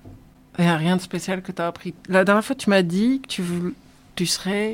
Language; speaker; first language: French; native; French